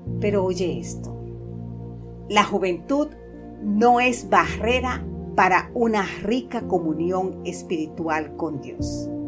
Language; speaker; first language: Spanish; native; Spanish